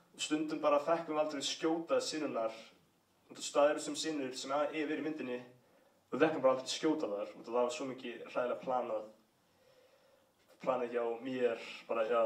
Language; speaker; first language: Icelandic; early bilingual, heritage; English